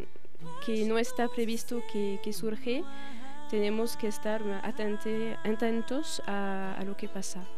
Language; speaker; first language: Spanish; non-native, fluent; French